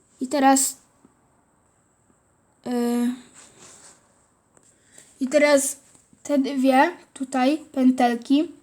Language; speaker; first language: Polish; native; Polish